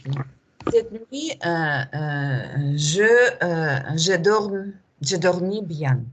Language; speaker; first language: French; non-native, learner; Russian